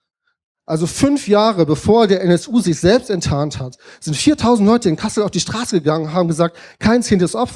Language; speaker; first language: German; native; German